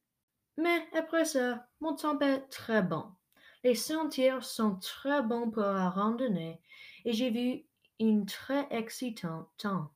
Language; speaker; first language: French; non-native, learner; English